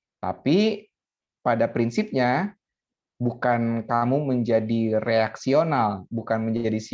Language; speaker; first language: Indonesian; native; Indonesian